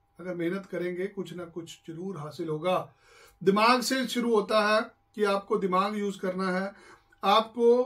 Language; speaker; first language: Hindi; non-native, local second language; Punjabi